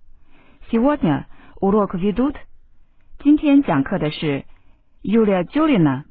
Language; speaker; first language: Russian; non-native, fluent; Chinese